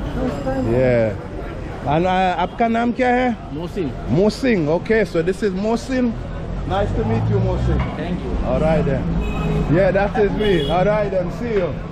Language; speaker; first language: English; native; English